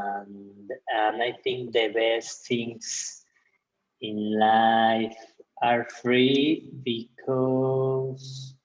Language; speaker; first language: English; non-native, learner; Spanish